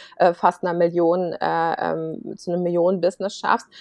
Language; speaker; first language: German; native; German